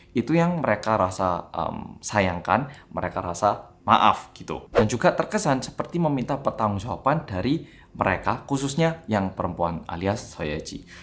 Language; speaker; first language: Indonesian; non-native, fluent; Korean